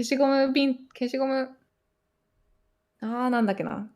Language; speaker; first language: Japanese; native; Japanese